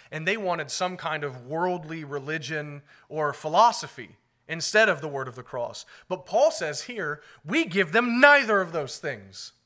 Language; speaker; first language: English; native; English